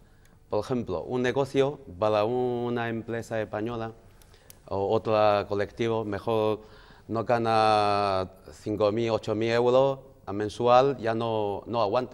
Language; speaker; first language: Spanish; non-native, learner; Chinese